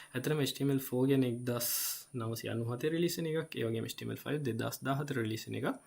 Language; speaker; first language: Sinhala; native; Sinhala